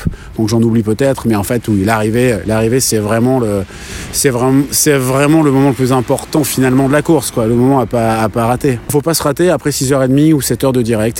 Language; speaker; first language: French; native; French